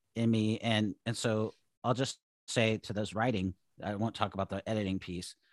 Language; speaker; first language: English; native; English